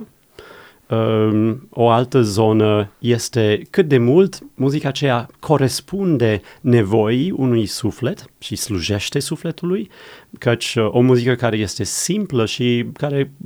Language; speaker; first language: Romanian; non-native, fluent; English